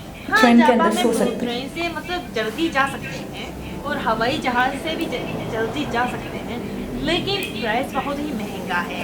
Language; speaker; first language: Hindi; non-native, fluent; Japanese